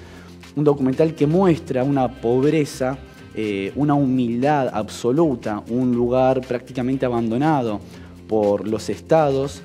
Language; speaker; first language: Spanish; native; Spanish